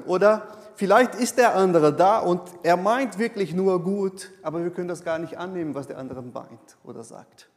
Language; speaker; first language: German; non-native, fluent; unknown